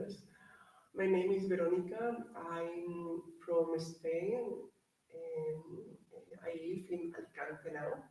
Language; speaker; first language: English; non-native, learner; Spanish